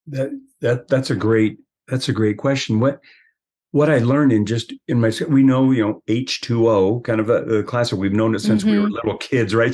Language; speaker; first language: English; native; English